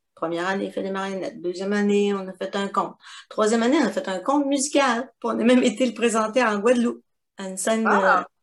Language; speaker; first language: French; native; French